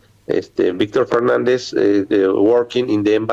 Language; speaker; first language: English; non-native, learner; Spanish